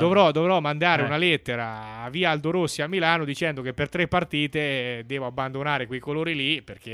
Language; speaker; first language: Italian; native; Italian